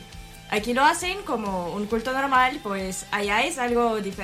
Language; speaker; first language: Spanish; non-native, learner; Ukrainian